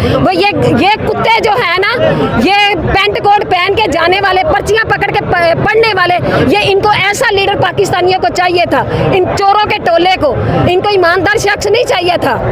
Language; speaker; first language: Urdu; non-native, local second language; Punjabi